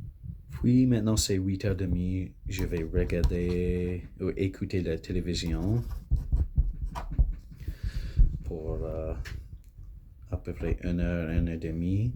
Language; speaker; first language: French; non-native, local second language; English